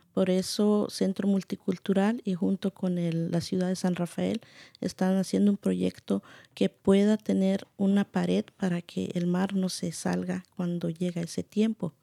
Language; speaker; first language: Spanish; native; Spanish